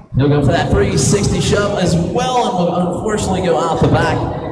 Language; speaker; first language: English; native; English